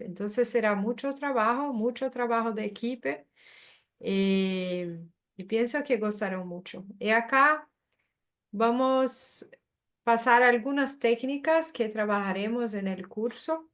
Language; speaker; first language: Spanish; non-native, learner; Portuguese